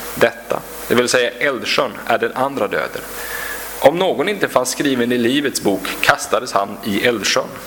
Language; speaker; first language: Swedish; native; Swedish